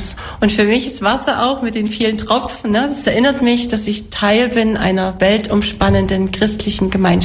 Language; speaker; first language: German; native; German